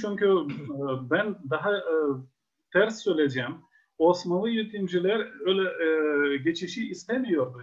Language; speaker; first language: Turkish; non-native, fluent; Ukrainian